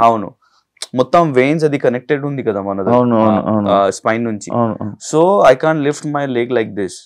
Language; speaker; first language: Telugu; non-native, fluent; Urdu